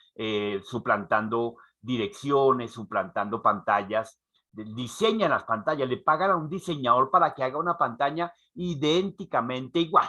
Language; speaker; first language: Spanish; native; Spanish